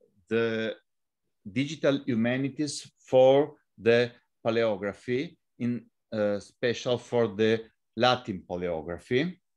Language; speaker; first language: English; non-native, learner; Italian